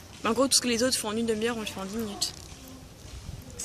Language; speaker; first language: French; native; French